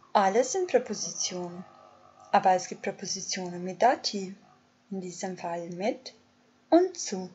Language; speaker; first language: German; non-native, fluent; Albanian